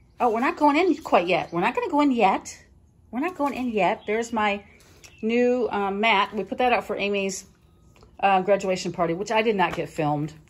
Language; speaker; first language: English; native; English